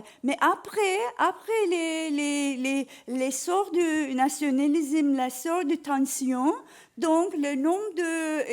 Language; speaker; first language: French; non-native, learner; Turkish